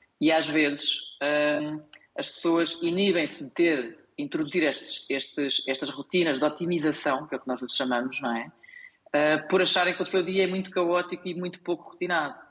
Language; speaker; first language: Portuguese; native; Portuguese